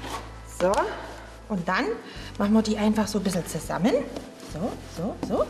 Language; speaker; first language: German; native; German